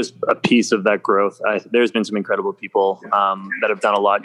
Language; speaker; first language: English; native; English